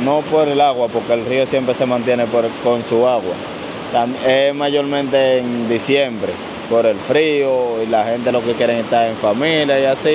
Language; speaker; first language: Spanish; native; Spanish